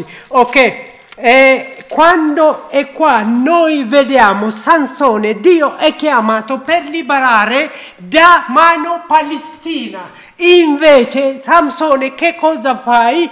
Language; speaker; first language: Italian; non-native, learner; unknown